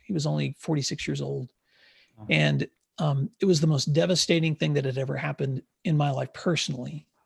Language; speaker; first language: English; native; English